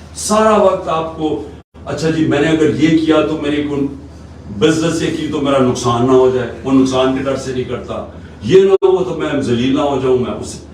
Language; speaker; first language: Urdu; native; Urdu